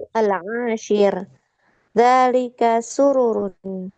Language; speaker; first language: Arabic; non-native, learner; Indonesian